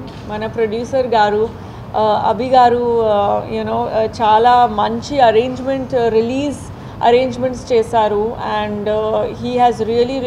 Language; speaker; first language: Telugu; non-native, fluent; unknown